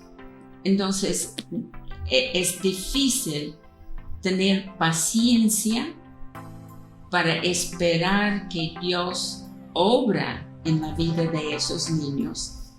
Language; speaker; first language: Spanish; non-native, fluent; English